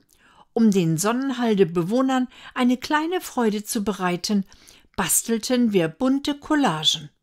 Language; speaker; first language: German; native; German